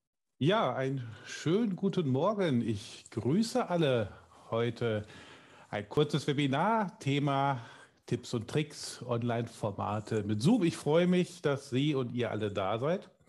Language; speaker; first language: German; native; German